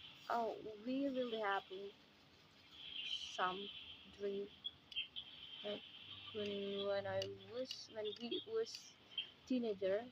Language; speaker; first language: English; non-native, learner; Indonesian